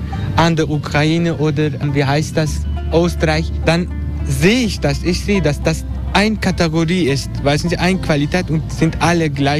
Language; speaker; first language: German; non-native, learner; Turkish